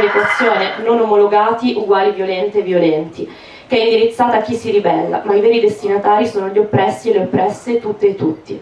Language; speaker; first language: Italian; native; Italian